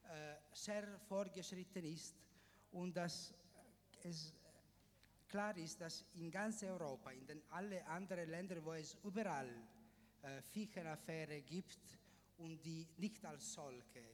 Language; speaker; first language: German; non-native, fluent; Italian